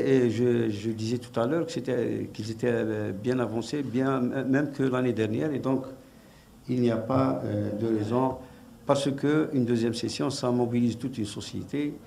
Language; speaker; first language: French; non-native, local second language; Arabic